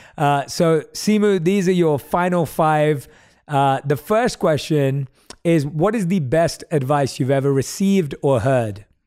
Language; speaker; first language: English; native; English